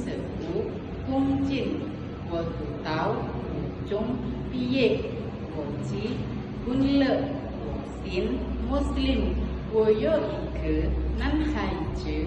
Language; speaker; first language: Chinese; non-native, learner; Indonesian